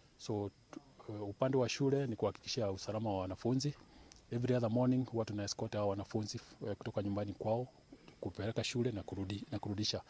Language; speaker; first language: Swahili; non-native, local second language; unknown